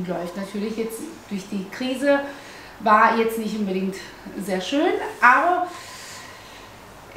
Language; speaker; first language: German; early bilingual, other home language; Italian